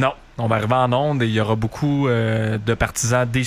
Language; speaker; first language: French; native; French